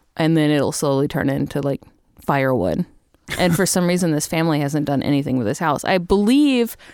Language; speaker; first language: English; native; English